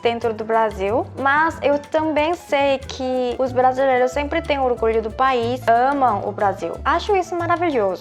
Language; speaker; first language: Portuguese; non-native, fluent; Korean